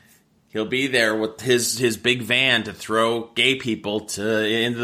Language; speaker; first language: English; native; English